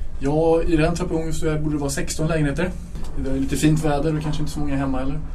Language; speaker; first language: Swedish; native; Swedish